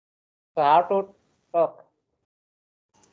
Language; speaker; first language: English; non-native, learner; Hindi